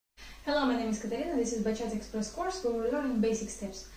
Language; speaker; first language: English; non-native, fluent; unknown